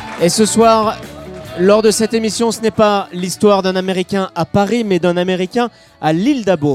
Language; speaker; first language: French; native; French